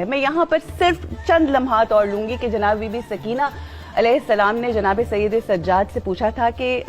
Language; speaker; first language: Urdu; native; Urdu